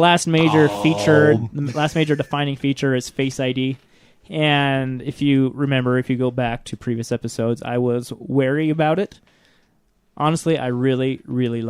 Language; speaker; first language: English; native; English